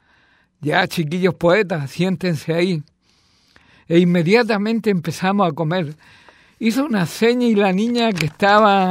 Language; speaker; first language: Spanish; native; Spanish